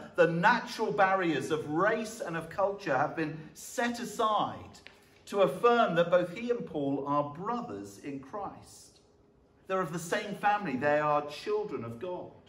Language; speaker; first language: English; native; English